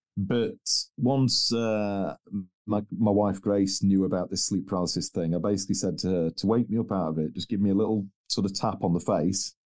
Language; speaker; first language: English; native; English